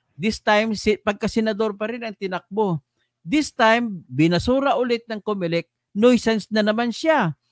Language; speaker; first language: Filipino; non-native, local second language; Hiligaynon